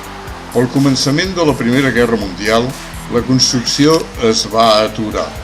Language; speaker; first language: Catalan; native; Catalan